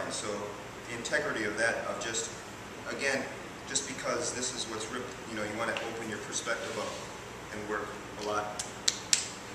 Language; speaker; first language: English; native; English